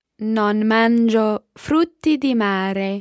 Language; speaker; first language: Italian; non-native, learner; English